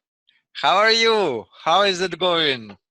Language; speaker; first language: English; non-native, learner; Russian